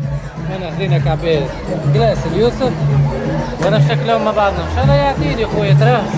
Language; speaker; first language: Arabic; native; Arabic